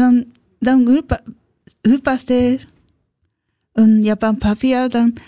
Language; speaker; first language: German; non-native, learner; Japanese